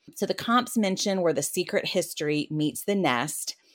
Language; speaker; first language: English; native; English